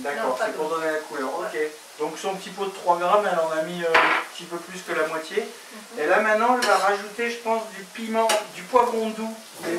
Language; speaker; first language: French; native; French